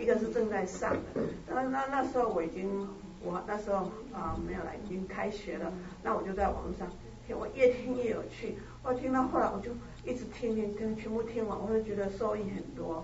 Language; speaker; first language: Chinese; native; Chinese